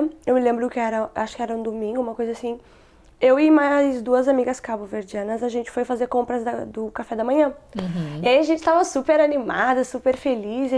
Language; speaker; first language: Portuguese; non-native, local second language; Kabuverdianu